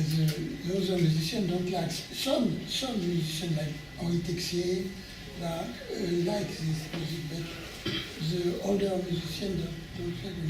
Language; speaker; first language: English; non-native, learner; French